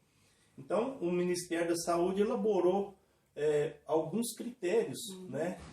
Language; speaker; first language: Portuguese; native; Portuguese